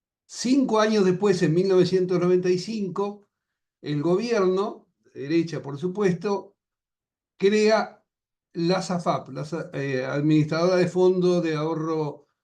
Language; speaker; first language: Spanish; native; Spanish